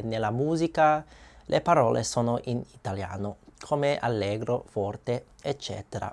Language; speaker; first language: Italian; non-native, learner; English